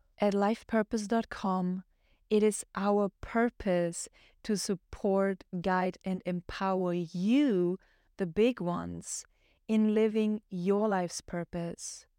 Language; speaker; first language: English; non-native, fluent; German